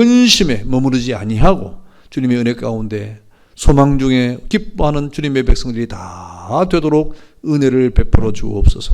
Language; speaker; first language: Korean; native; Korean